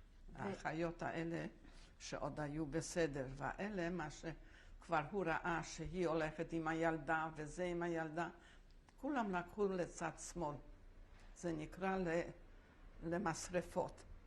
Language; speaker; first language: Hebrew; non-native, fluent; Polish